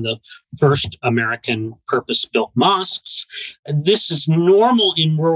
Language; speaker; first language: English; native; English